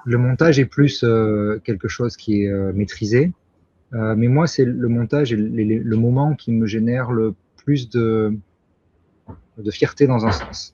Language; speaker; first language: French; native; French